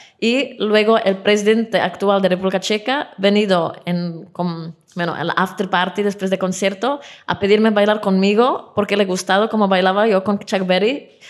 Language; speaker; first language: Spanish; non-native, fluent; Czech